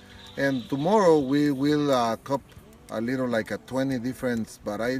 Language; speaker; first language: English; non-native, learner; Spanish